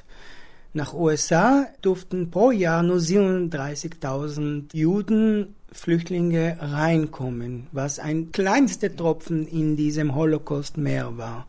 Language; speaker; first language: German; non-native, fluent; Hebrew